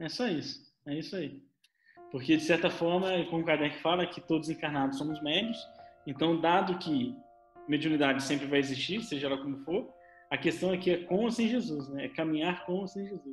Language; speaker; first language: Portuguese; native; Portuguese